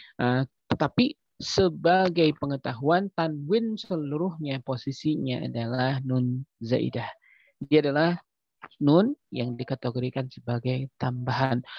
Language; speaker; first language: Indonesian; native; Indonesian